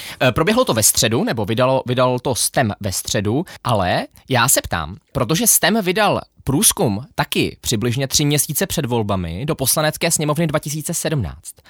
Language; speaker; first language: Czech; native; Czech